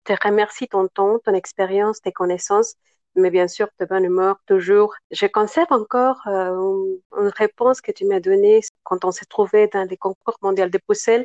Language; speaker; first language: French; non-native, fluent; Spanish